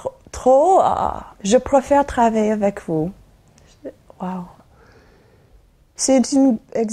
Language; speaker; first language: French; non-native, fluent; English